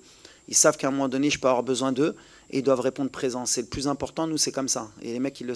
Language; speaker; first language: French; native; French